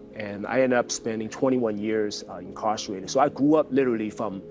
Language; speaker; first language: English; early bilingual, other home language; Chinese